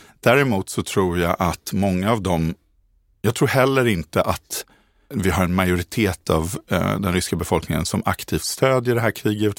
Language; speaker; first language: Swedish; native; Swedish